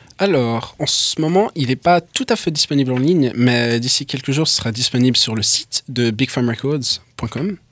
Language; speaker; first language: French; early bilingual, other home language; English